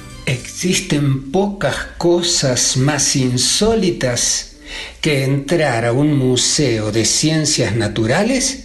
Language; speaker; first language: Spanish; native; Spanish